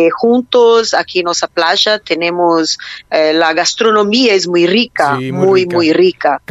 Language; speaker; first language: Spanish; non-native, learner; Portuguese